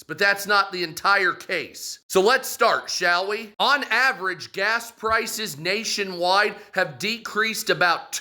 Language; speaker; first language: English; native; English